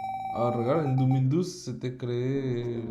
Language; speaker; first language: French; non-native, fluent; Spanish